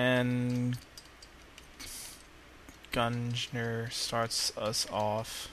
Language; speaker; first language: English; native; English